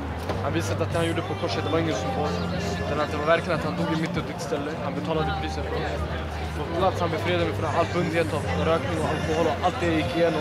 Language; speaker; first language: Swedish; non-native, fluent; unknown